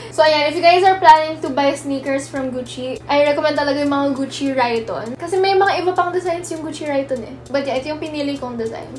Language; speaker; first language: Filipino; native; Filipino